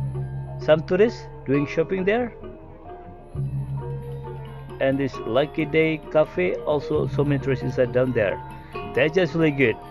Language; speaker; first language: English; non-native, learner; Indonesian